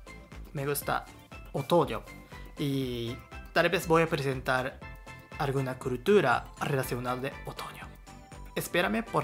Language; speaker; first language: Spanish; non-native, learner; Japanese